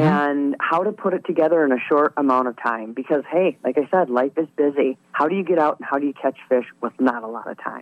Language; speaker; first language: English; native; English